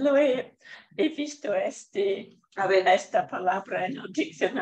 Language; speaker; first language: Spanish; non-native, fluent; English